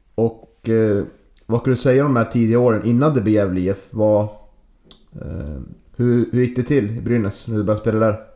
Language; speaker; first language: Swedish; native; Swedish